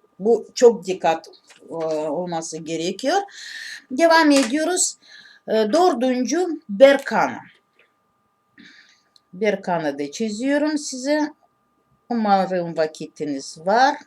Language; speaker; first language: Turkish; non-native, learner; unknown